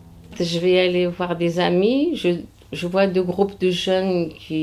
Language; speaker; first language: French; non-native, fluent; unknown